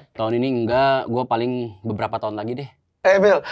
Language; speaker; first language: Indonesian; native; Indonesian